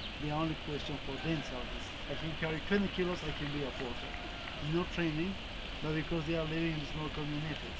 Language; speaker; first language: English; non-native, learner; Spanish